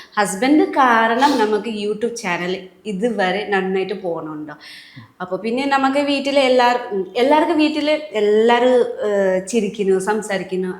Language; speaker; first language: Malayalam; non-native, learner; Nepali